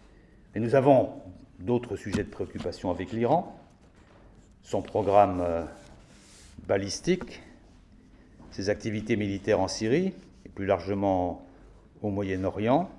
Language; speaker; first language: French; native; French